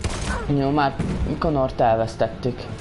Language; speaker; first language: Hungarian; native; Hungarian